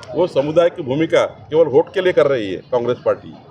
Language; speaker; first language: Hindi; non-native, local second language; Marathi